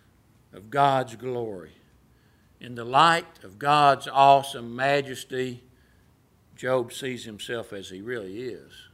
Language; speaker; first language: English; native; English